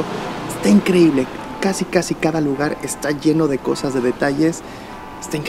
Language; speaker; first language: Spanish; native; Spanish